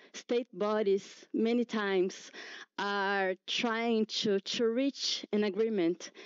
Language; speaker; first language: English; non-native, fluent; Portuguese